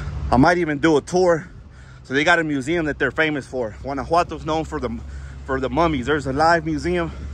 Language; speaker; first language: English; early bilingual, other home language; Spanish